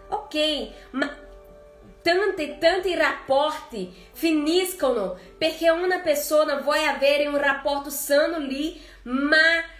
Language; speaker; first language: Italian; non-native, fluent; Portuguese